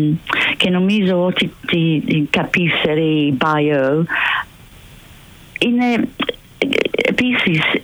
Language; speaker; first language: Greek; non-native, fluent; English